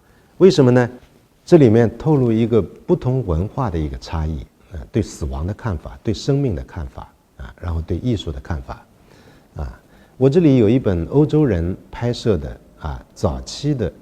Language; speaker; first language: Chinese; native; Chinese